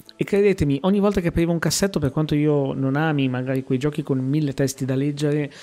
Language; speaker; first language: Italian; native; Italian